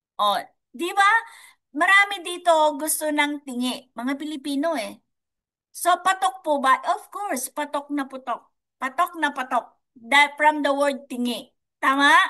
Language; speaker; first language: Filipino; non-native, local second language; Iloko